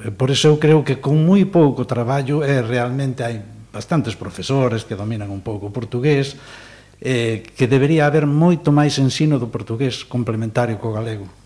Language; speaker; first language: Galician; native; Galician